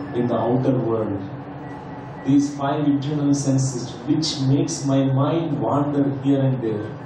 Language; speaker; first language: English; non-native, local second language; Telugu